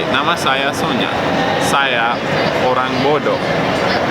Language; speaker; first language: Indonesian; non-native, local second language; English